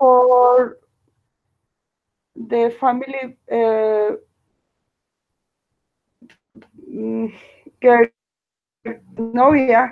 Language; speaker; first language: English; non-native, learner; Spanish